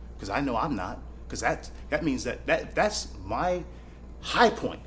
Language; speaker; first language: English; native; English